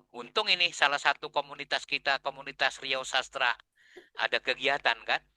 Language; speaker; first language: Indonesian; non-native, local second language; Batak Toba